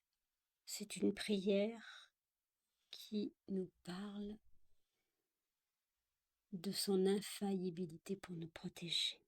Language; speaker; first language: French; native; French